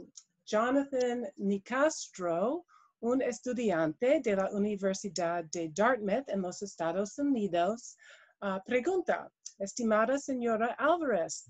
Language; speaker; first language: Spanish; non-native, learner; English